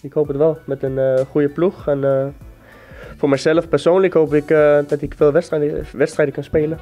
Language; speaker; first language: Dutch; non-native, fluent; Danish